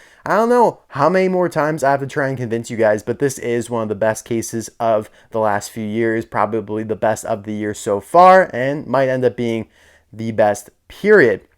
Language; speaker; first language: English; native; English